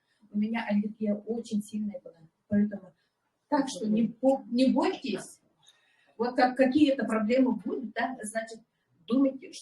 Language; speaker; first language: Russian; non-native, local second language; Yakut